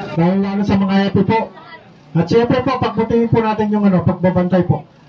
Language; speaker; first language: Filipino; native; Filipino